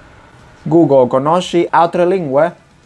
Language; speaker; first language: Italian; non-native, fluent; Vietnamese